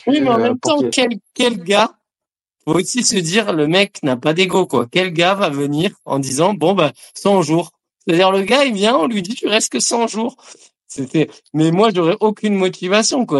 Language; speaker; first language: French; native; French